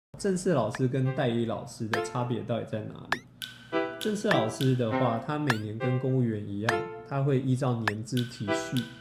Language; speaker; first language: Chinese; native; Chinese